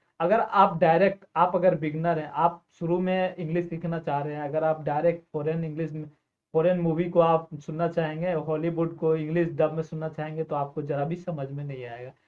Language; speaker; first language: Hindi; native; Hindi